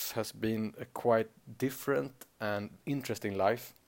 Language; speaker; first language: English; non-native, fluent; Swedish